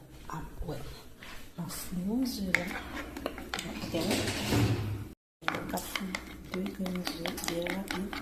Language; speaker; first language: French; non-native, learner; Haitian Creole